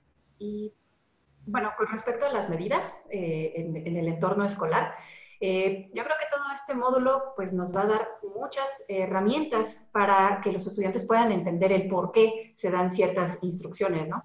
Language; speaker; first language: Spanish; native; Spanish